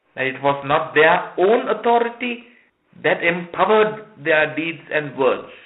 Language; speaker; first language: English; non-native, local second language; Sinhala